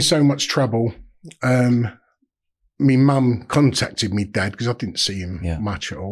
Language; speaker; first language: English; native; English